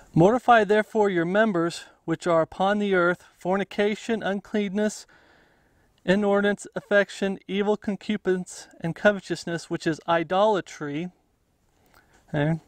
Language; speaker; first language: English; native; English